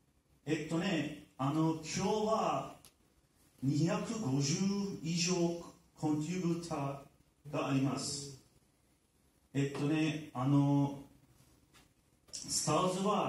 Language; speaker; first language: Japanese; non-native, learner; Turkish